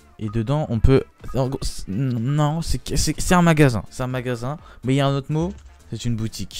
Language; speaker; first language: French; native; French